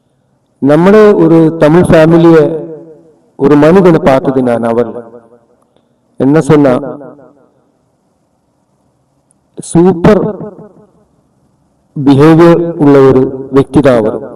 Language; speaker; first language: Tamil; non-native, learner; Malayalam